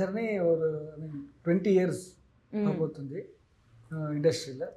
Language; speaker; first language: Telugu; non-native, learner; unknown